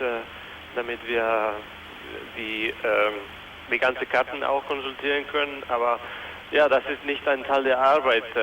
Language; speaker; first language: German; non-native, fluent; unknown